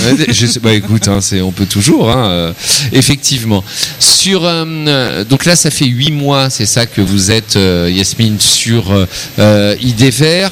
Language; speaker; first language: French; native; French